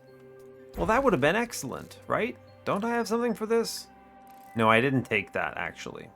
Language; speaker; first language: English; native; English